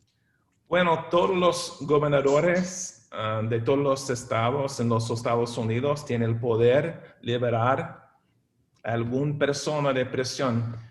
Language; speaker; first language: Spanish; non-native, fluent; English